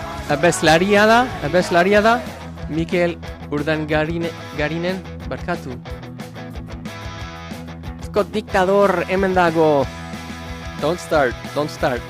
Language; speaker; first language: Basque; non-native, learner; English